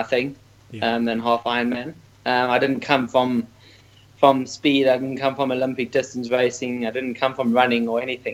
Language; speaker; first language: English; native; English